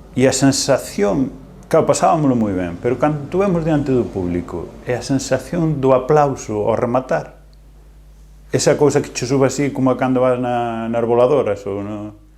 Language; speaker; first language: Galician; native; Galician